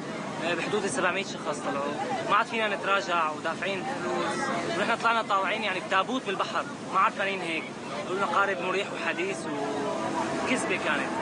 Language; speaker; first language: Arabic; native; Arabic